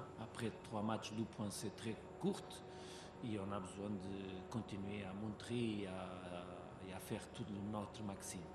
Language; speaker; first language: French; non-native, learner; Portuguese